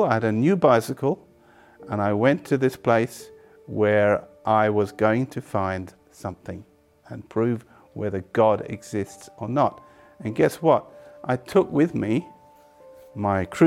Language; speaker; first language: English; native; English